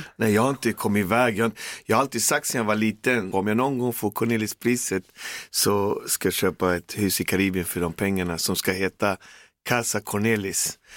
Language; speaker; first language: Swedish; native; Swedish